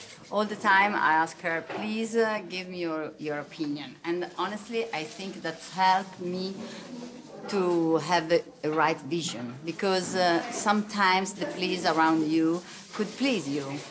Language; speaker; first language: English; non-native, fluent; Italian